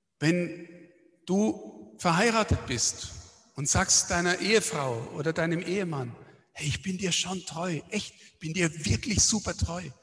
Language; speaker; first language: German; native; German